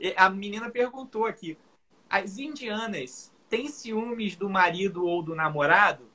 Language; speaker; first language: Portuguese; native; Portuguese